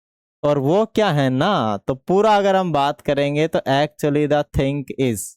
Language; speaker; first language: Hindi; native; Hindi